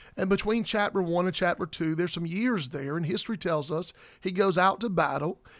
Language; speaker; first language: English; native; English